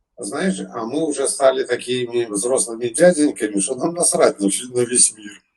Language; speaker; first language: Russian; native; Russian